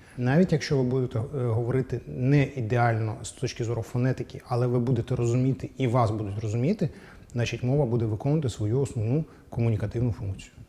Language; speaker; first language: Ukrainian; native; Ukrainian